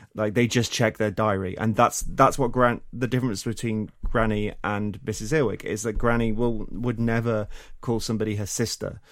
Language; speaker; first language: English; native; English